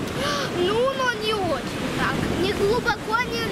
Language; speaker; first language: Russian; non-native, local second language; Lithuanian